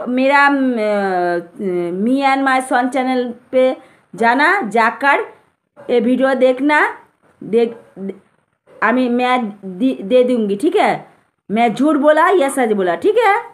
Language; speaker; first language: Hindi; non-native, local second language; Bangla